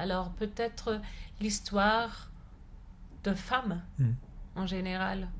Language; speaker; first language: French; non-native, fluent; German